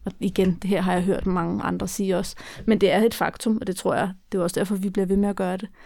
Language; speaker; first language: Danish; early bilingual, other home language; Kurdish